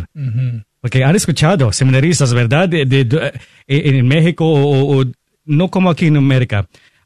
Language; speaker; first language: Spanish; non-native, fluent; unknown